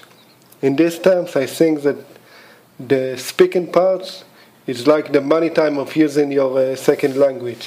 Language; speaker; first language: English; non-native, fluent; Hebrew